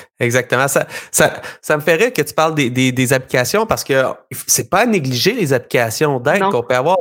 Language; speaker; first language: French; native; French